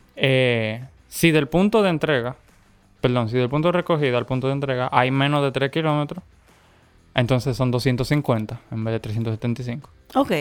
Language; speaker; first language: Spanish; native; Spanish